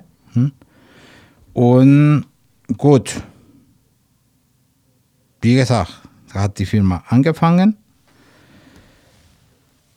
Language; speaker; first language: German; non-native, learner; Spanish